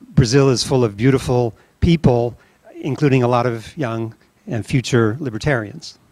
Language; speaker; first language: English; native; English